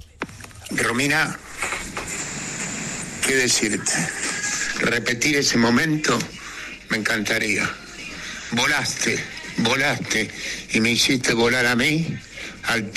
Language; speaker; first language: Spanish; native; Spanish